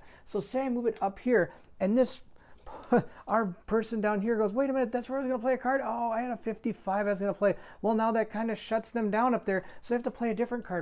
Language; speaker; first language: English; native; English